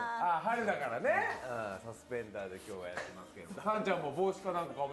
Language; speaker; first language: Japanese; native; Japanese